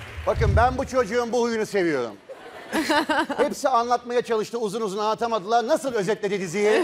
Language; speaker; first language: Turkish; native; Turkish